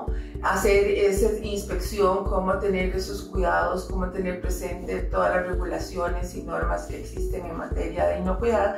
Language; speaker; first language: Spanish; native; Spanish